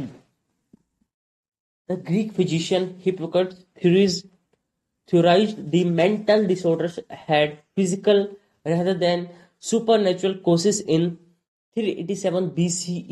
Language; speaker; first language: English; non-native, local second language; Hindi